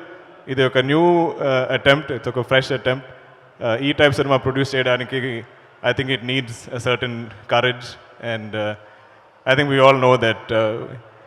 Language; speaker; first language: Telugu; non-native, learner; Malayalam